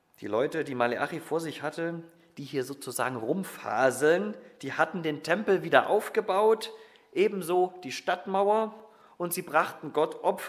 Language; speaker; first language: German; native; German